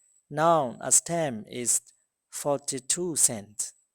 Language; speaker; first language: English; non-native, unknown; Burmese